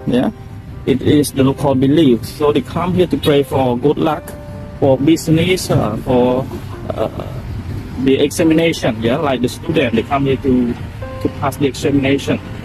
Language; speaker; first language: English; non-native, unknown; Khmer